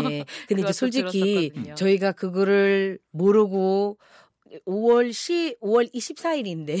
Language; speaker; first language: Korean; non-native, fluent; Filipino